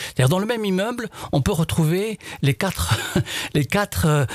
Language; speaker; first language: French; non-native, local second language; Arabic